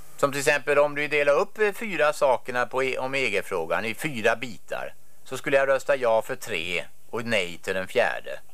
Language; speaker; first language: Swedish; native; Swedish